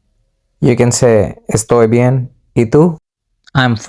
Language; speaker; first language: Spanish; non-native, learner; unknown